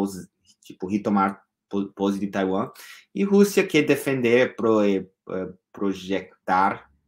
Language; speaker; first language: Portuguese; non-native, fluent; English